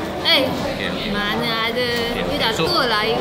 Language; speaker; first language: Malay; non-native, local second language; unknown